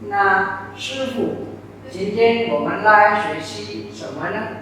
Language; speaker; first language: Chinese; non-native, fluent; Sinhala